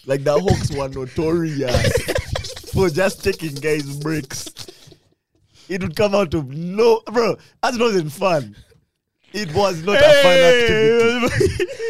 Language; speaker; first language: English; non-native, local second language; Ganda